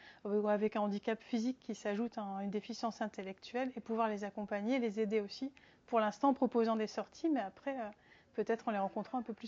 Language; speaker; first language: French; native; French